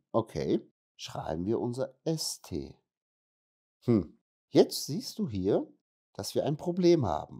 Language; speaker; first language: German; non-native, fluent; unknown